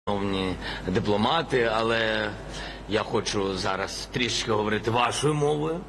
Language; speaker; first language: Ukrainian; non-native, local second language; Russian